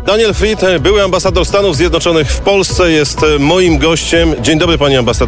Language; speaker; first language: Polish; native; Polish